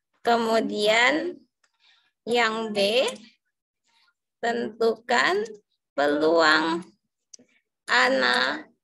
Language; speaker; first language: Indonesian; native; Indonesian